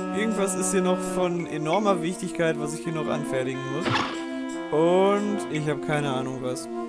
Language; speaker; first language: German; native; German